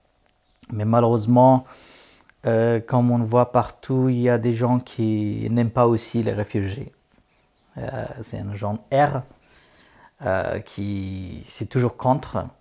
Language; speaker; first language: French; non-native, fluent; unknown